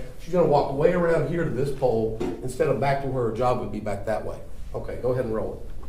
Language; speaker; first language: English; native; English